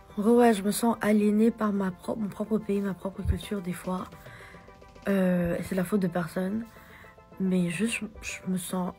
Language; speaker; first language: French; native; French